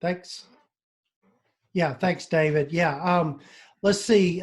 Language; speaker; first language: English; native; English